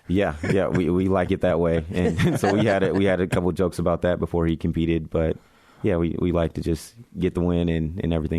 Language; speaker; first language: English; native; English